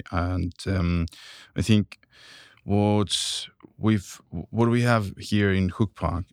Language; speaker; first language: English; non-native, fluent; Spanish